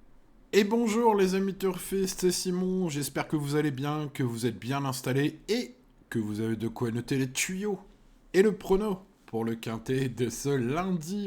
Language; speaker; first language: French; native; French